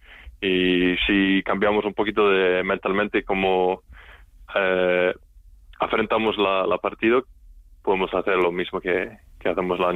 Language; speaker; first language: Spanish; non-native, learner; Icelandic